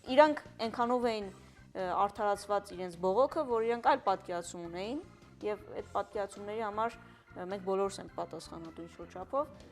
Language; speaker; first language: Armenian; early bilingual, heritage; Armenian